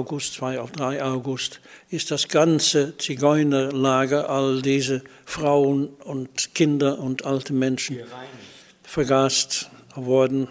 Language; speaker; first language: German; non-native, fluent; Dutch